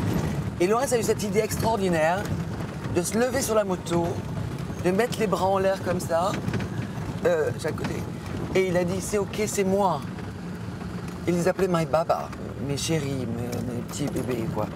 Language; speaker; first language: French; native; French